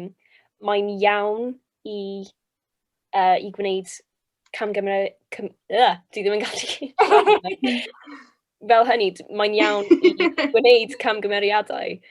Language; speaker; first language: Welsh; non-native, local second language; English